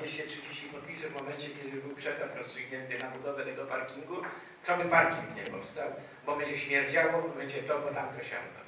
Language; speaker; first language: Polish; native; Polish